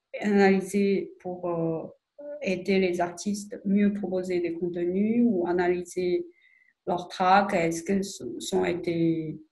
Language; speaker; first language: French; non-native, fluent; Chinese